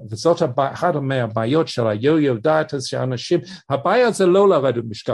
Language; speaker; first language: Hebrew; non-native, fluent; English